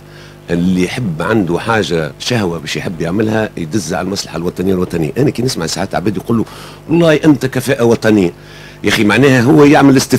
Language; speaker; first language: Arabic; native; Arabic